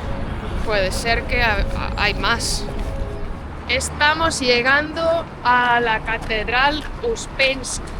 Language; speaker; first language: Spanish; non-native, fluent; Estonian